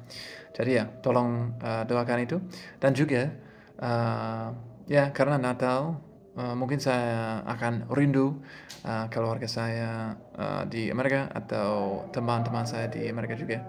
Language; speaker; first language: Indonesian; non-native, fluent; English